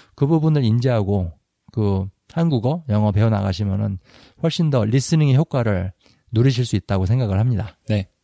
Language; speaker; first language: Korean; native; Korean